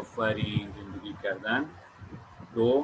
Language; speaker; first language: Persian; non-native, fluent; Urdu